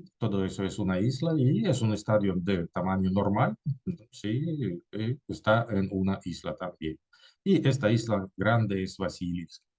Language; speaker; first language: Spanish; non-native, fluent; Russian